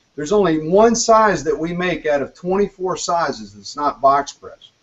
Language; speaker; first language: English; native; English